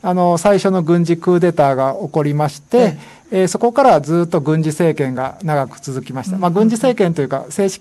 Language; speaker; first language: Japanese; native; Japanese